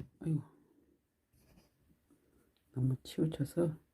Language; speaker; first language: Korean; native; Korean